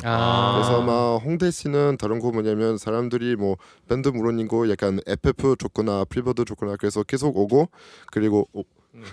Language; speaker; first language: Korean; non-native, learner; French